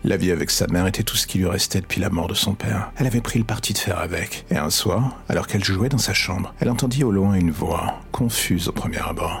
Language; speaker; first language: French; native; French